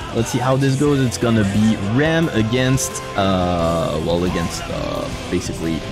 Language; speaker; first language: English; non-native, fluent; French